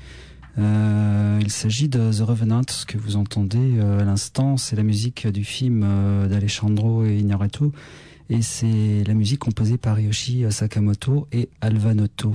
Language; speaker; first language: French; native; French